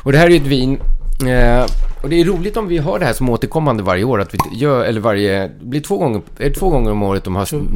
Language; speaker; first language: Swedish; native; Swedish